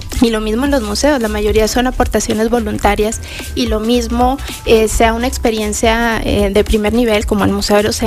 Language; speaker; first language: Spanish; native; Spanish